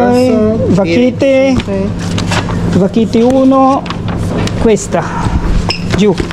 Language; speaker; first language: Italian; non-native, learner; Filipino